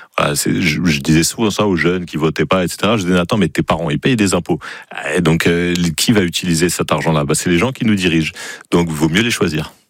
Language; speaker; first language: French; native; French